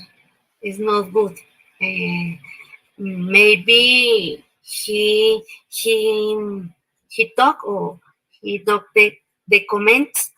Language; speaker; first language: English; non-native, learner; Spanish